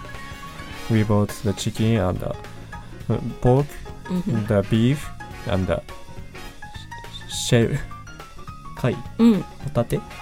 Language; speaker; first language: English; non-native, learner; Japanese